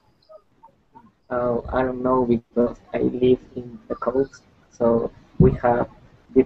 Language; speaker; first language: English; non-native, learner; Spanish